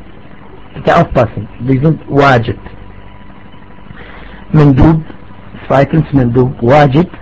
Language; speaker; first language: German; non-native, fluent; Arabic